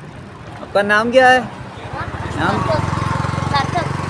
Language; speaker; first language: Hindi; non-native, local second language; Malayalam